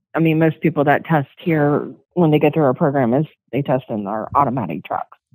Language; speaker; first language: English; native; English